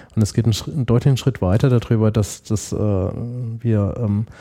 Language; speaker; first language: German; native; German